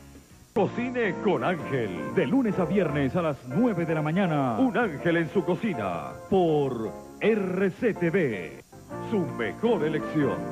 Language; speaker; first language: Spanish; native; Spanish